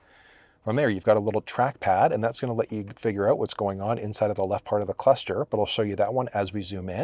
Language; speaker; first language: English; native; English